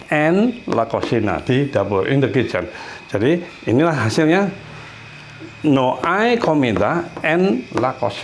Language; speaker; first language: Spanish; non-native, fluent; Indonesian